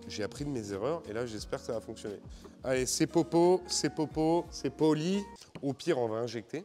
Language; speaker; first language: French; native; French